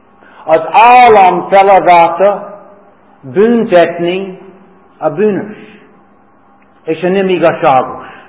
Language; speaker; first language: Hungarian; non-native, fluent; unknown